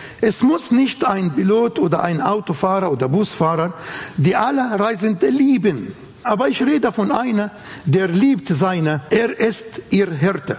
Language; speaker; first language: German; non-native, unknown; Arabic